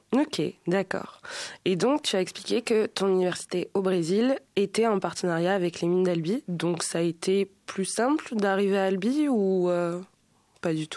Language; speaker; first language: French; native; French